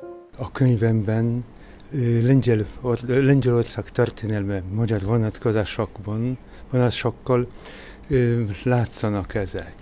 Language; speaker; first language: Hungarian; non-native, fluent; Polish